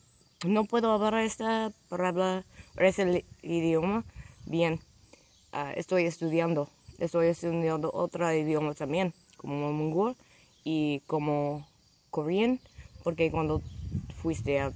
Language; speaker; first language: Spanish; non-native, learner; English